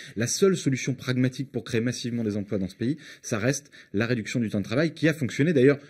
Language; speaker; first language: French; native; French